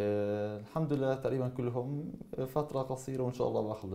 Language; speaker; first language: Arabic; native; Arabic